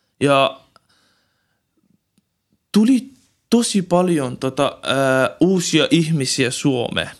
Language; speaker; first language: Finnish; non-native, learner; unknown